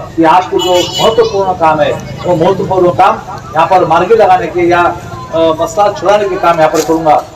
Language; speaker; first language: Hindi; non-native, local second language; Urdu